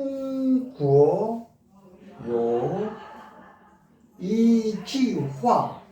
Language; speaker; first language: Chinese; non-native, learner; Korean